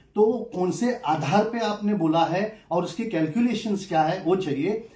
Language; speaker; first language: Hindi; non-native, local second language; Marathi